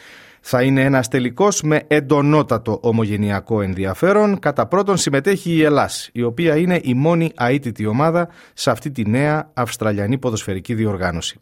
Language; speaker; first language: Greek; native; Greek